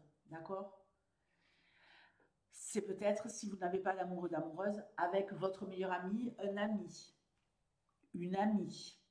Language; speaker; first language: French; native; French